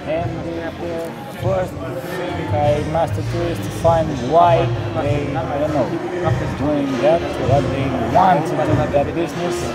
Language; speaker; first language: English; non-native, learner; Romanian